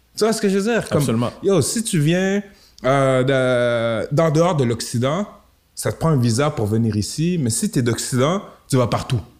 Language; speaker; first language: French; native; French